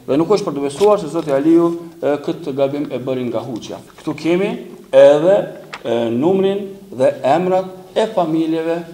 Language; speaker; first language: Albanian; native; Albanian